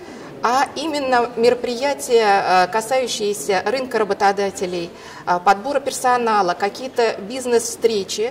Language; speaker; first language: Russian; native; Russian